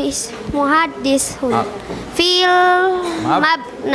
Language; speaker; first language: Arabic; non-native, learner; Indonesian